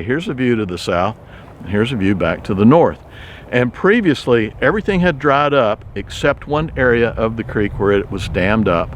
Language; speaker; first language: English; native; English